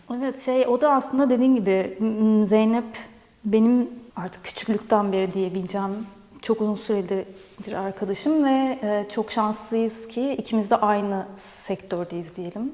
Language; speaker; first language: Turkish; native; Turkish